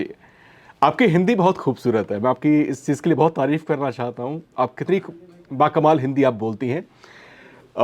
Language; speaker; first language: Hindi; native; Hindi